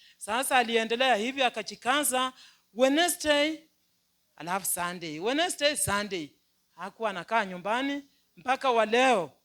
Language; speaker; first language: Swahili; non-native, local second language; Luyia